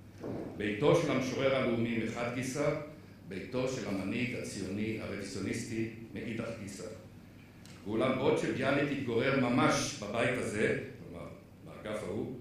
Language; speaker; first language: Hebrew; native; Hebrew